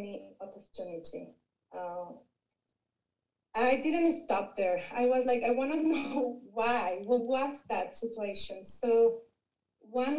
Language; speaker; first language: English; non-native, fluent; Spanish